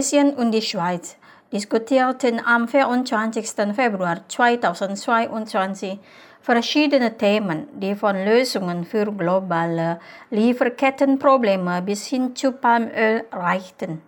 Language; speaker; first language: German; non-native, fluent; Indonesian